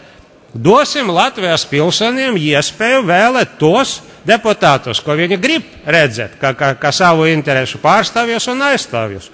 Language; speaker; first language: Latvian; non-native, local second language; Russian